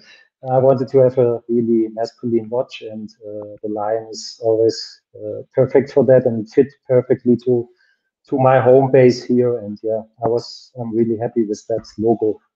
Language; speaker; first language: English; non-native, fluent; German